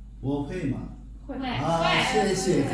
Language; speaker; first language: Chinese; non-native, learner; Korean